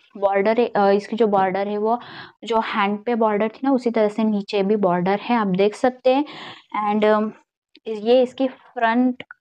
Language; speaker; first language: Hindi; non-native, local second language; Marathi